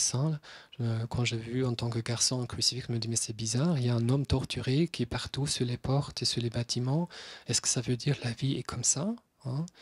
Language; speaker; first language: French; non-native, fluent; German